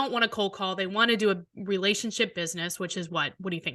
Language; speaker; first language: English; native; English